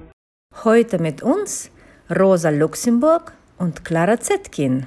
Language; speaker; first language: German; non-native, learner; Spanish